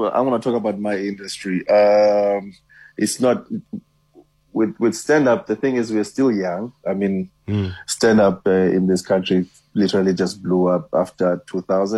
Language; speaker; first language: English; non-native, local second language; Xhosa